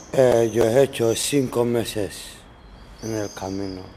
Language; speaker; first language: Spanish; non-native, learner; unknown